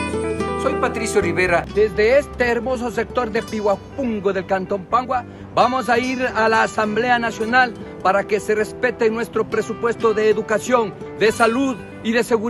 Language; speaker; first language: Spanish; native; Spanish